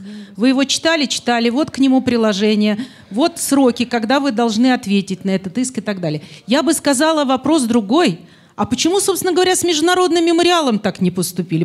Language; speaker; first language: Russian; native; Russian